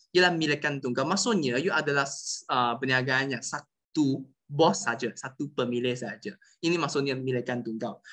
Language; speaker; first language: Malay; non-native, local second language; Chinese